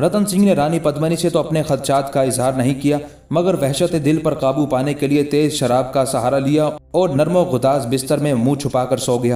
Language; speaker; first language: Urdu; native; Urdu